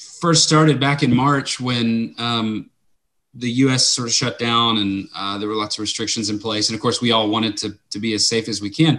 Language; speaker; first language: English; native; English